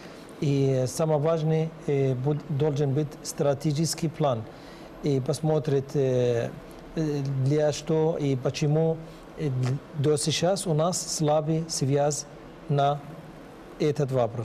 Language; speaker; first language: Russian; non-native, learner; Arabic